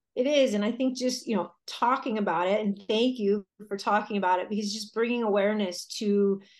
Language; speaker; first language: English; native; English